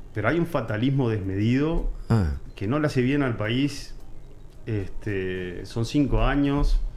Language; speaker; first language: Spanish; native; Spanish